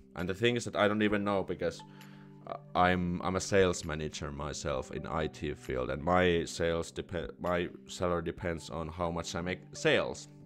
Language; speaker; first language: English; non-native, fluent; Finnish